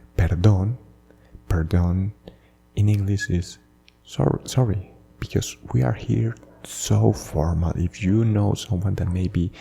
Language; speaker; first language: English; non-native, fluent; Spanish